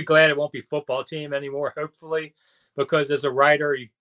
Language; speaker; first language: English; native; English